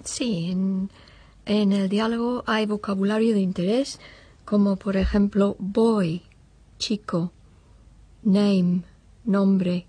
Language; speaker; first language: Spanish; non-native, fluent; English